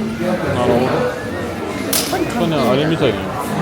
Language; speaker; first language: Japanese; non-native, fluent; French